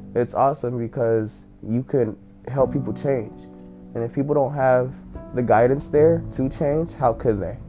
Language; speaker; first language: English; native; English